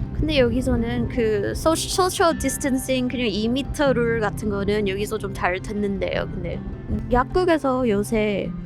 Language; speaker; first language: Korean; non-native, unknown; English